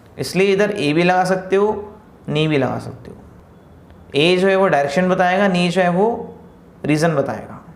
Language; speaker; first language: Hindi; native; Hindi